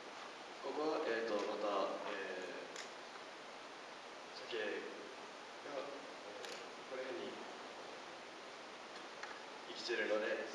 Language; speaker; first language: Japanese; non-native, fluent; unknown